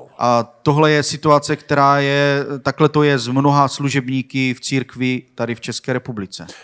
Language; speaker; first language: Czech; non-native, learner; Swedish